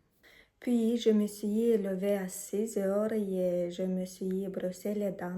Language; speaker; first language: French; non-native, learner; Romanian